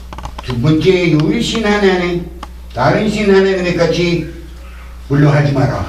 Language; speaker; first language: Korean; non-native, learner; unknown